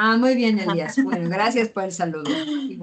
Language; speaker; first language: Spanish; native; Spanish